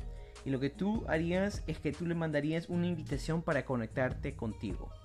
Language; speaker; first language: Spanish; early bilingual, heritage; Spanish